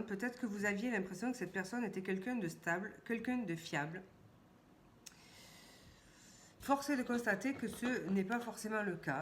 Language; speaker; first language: French; native; French